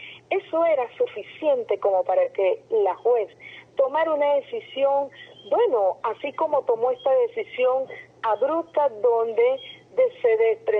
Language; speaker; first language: Spanish; native; Spanish